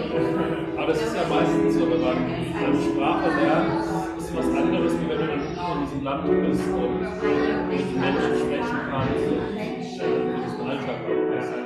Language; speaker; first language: German; early bilingual, other home language; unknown